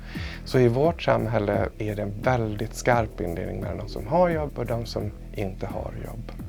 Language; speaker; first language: Swedish; native; Swedish